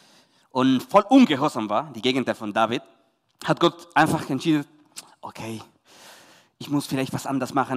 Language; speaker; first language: German; non-native, learner; Spanish